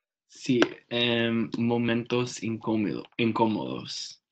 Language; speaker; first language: Spanish; non-native, learner; English